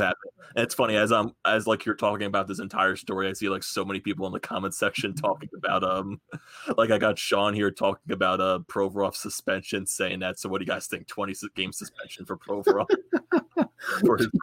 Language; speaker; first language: English; native; English